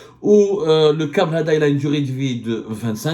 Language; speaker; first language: French; non-native, local second language; Arabic